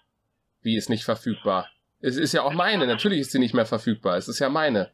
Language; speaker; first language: German; native; German